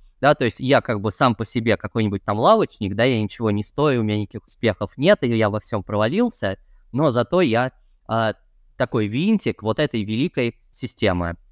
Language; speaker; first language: Russian; native; Russian